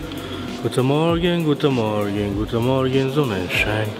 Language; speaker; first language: German; non-native, learner; Armenian